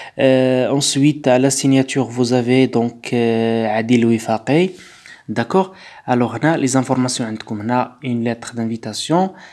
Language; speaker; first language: French; non-native, local second language; Arabic